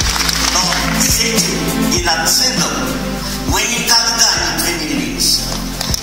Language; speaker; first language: Russian; early bilingual, heritage; Russian